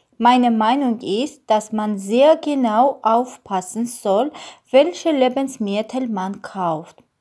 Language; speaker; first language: German; non-native, learner; Armenian